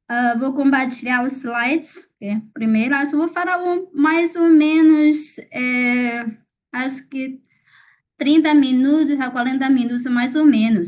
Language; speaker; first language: Portuguese; non-native, fluent; Chinese